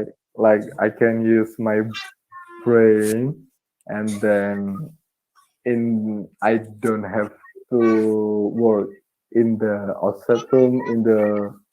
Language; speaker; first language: English; non-native, learner; Indonesian